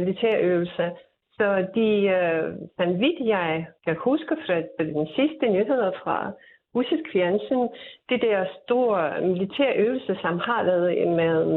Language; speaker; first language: Danish; non-native, fluent; Russian